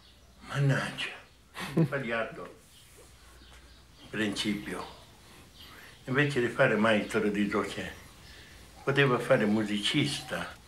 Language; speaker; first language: Italian; non-native, fluent; Tibetan